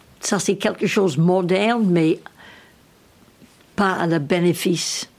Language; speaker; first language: French; non-native, learner; English